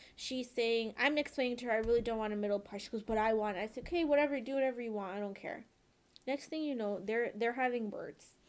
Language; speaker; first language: English; native; English